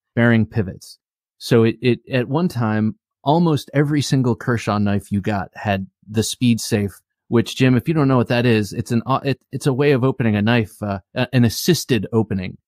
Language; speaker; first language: English; native; English